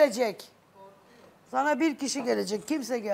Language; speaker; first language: Turkish; native; Turkish